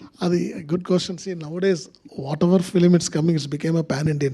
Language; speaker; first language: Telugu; non-native, learner; Tamil